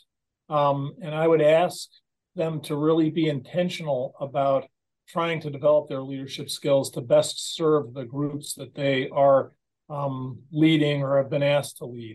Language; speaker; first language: English; native; English